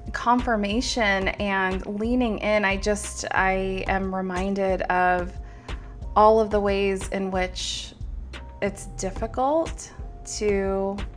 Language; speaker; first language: English; early bilingual, other home language; Filipino